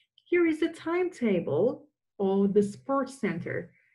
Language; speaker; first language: English; non-native, fluent; Turkish